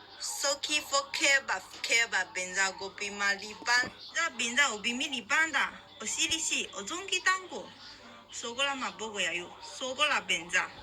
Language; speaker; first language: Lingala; non-native, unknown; Chinese